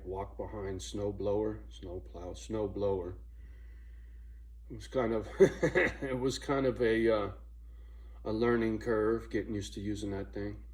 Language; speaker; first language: English; native; English